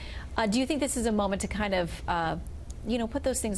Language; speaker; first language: English; native; English